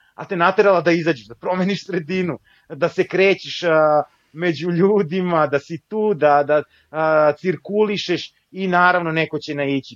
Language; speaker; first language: Serbian; native; Serbian